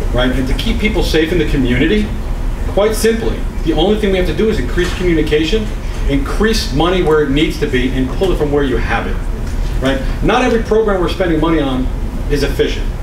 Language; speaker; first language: English; native; English